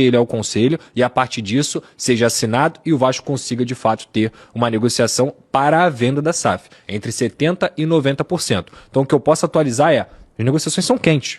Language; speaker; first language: Portuguese; native; Portuguese